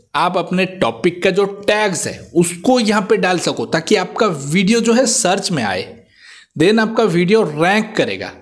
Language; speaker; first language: Hindi; non-native, local second language; Odia